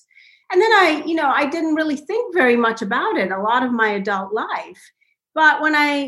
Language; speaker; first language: English; non-native, local second language; Bangla